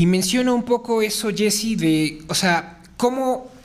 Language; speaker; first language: Spanish; native; Spanish